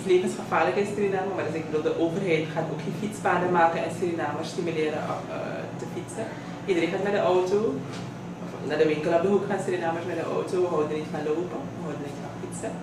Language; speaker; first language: Dutch; native; Dutch